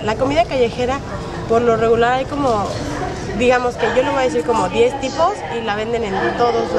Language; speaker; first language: Spanish; native; Spanish